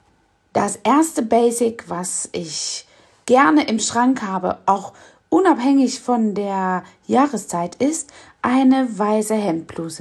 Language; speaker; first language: German; native; German